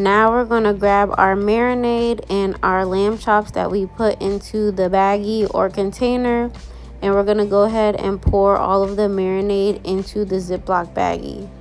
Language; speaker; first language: English; native; English